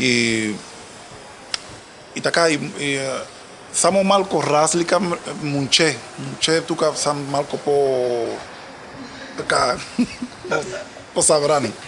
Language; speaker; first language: Bulgarian; non-native, learner; Spanish